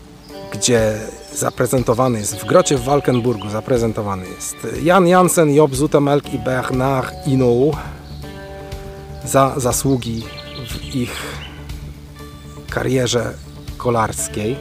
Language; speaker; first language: Polish; native; Polish